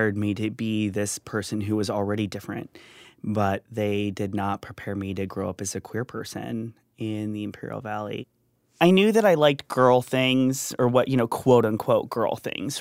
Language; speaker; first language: English; native; English